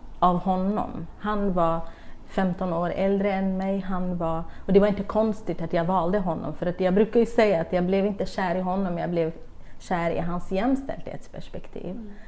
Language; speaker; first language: Swedish; non-native, fluent; Kurdish